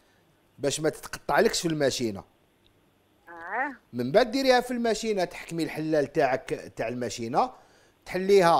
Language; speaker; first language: Arabic; native; Arabic